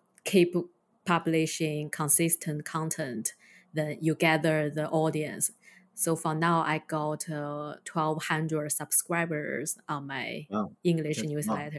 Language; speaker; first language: English; non-native, fluent; Chinese